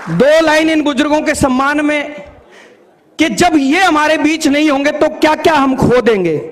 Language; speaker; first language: Hindi; native; Hindi